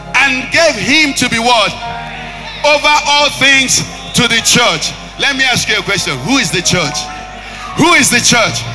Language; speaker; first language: English; non-native, local second language; Igbo